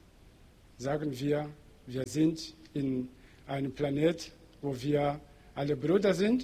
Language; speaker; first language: German; non-native, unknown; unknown